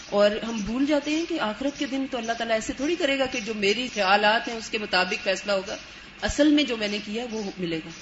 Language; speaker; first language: Urdu; non-native, local second language; Punjabi